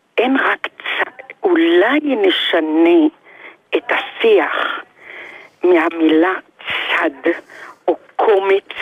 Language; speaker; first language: Hebrew; early bilingual, other home language; Arabic